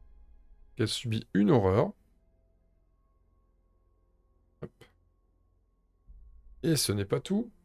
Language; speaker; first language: French; native; French